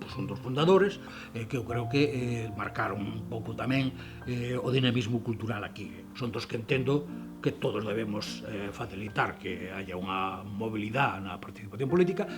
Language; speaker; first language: Galician; native; Galician